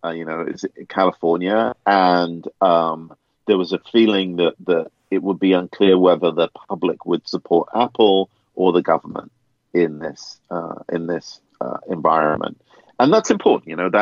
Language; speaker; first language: English; native; English